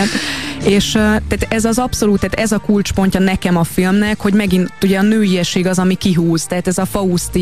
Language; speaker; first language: Hungarian; native; Hungarian